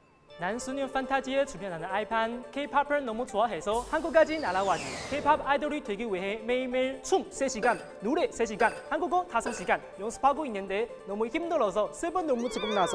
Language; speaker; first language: Korean; non-native, learner; Chinese